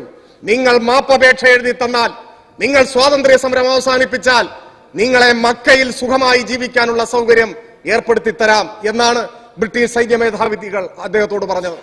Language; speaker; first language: Malayalam; native; Malayalam